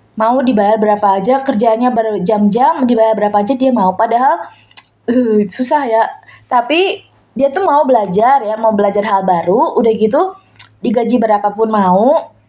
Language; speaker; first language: Indonesian; native; Indonesian